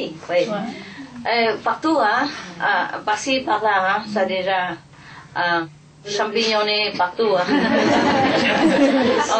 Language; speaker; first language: French; non-native, fluent; Vietnamese